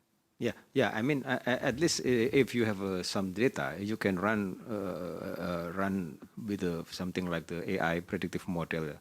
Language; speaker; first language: English; non-native, learner; Indonesian